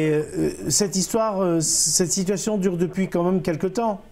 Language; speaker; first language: French; native; French